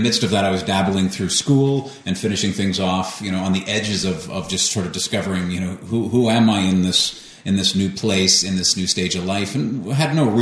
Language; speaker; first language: English; native; English